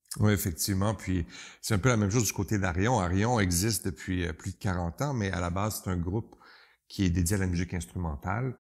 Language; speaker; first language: French; native; French